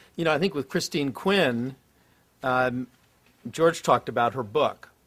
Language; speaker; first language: English; native; English